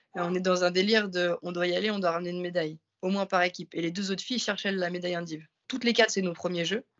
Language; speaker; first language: French; native; French